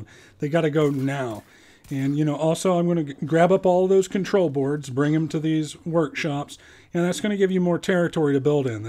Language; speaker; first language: English; native; English